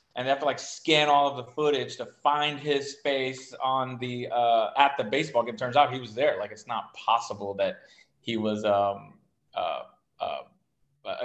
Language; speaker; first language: English; native; English